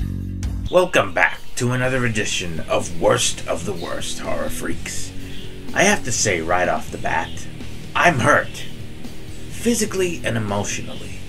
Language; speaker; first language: English; native; English